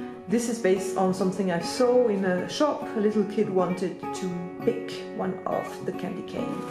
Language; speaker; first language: English; non-native, fluent; German